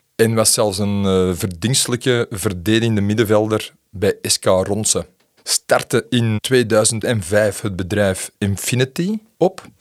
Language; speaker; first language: Dutch; native; Dutch